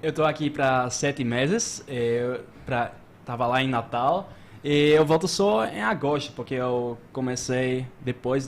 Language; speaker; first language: Portuguese; non-native, learner; Dutch